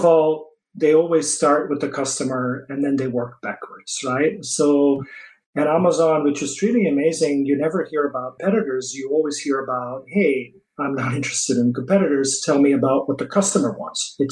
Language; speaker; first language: English; non-native, fluent; Dutch